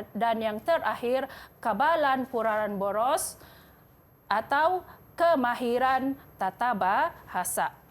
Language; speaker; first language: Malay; non-native, local second language; Central Dusun